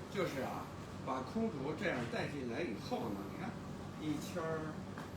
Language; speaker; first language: Chinese; native; Chinese